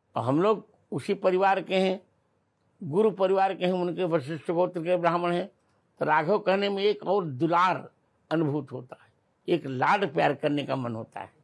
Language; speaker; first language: Hindi; native; Hindi